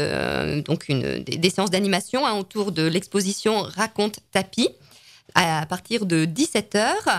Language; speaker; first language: French; native; French